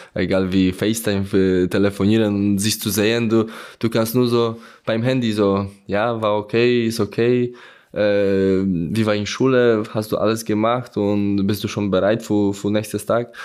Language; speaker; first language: German; non-native, learner; Polish